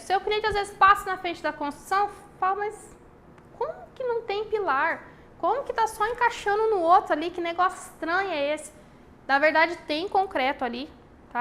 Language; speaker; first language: Portuguese; native; Portuguese